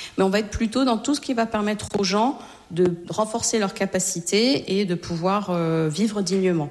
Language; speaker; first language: French; native; French